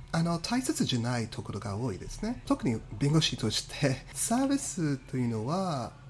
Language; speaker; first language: Japanese; non-native, fluent; English